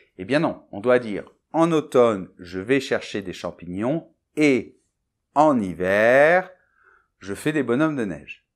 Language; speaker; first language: French; native; French